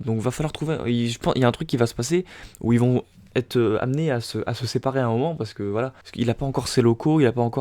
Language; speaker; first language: French; native; French